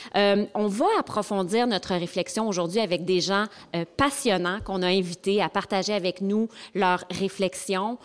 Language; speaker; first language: French; native; French